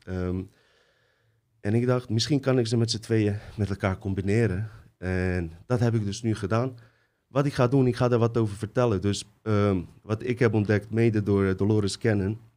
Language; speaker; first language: Dutch; early bilingual, other home language; Bosnian